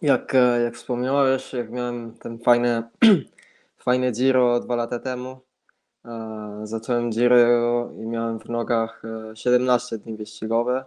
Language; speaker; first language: Polish; non-native, fluent; Italian